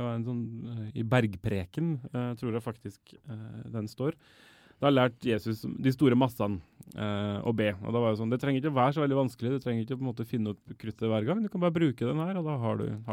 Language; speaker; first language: Norwegian; native; Norwegian